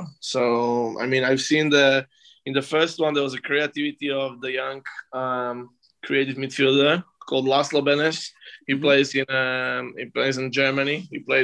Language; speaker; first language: English; non-native, fluent; Slovak